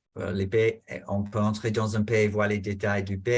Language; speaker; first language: French; non-native, fluent; English